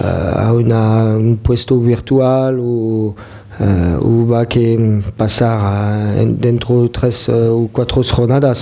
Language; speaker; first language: Spanish; non-native, fluent; French